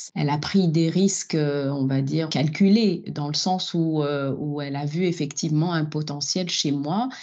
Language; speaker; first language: French; non-native, local second language; Arabic